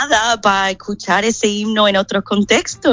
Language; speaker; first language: Spanish; non-native, fluent; English